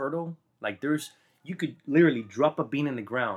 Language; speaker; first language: English; non-native, fluent; Spanish